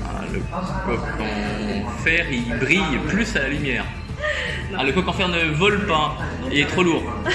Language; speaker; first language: French; native; French